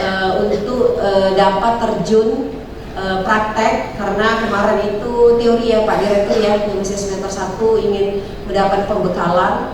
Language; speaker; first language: Indonesian; native; Indonesian